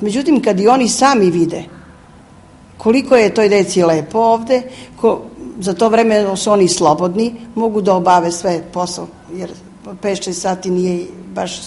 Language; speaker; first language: Serbian; native; Serbian